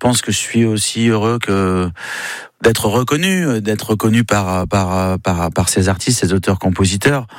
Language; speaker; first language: French; native; French